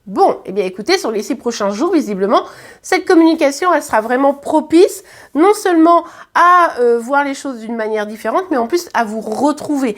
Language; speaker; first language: French; native; French